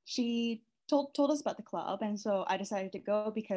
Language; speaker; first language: English; native; English